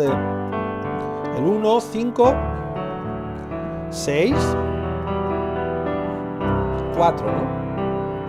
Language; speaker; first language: Spanish; native; Spanish